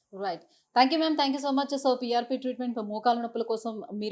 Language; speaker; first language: Telugu; native; Telugu